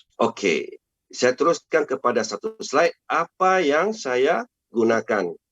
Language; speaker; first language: Malay; non-native, local second language; Chinese